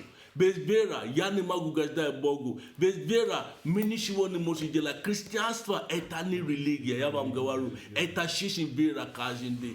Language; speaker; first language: Russian; non-native, learner; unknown